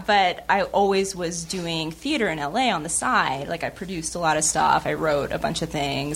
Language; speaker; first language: English; native; English